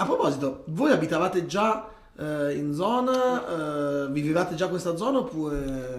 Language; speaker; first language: Italian; native; Italian